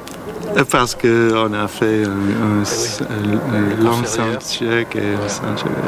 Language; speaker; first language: French; non-native, learner; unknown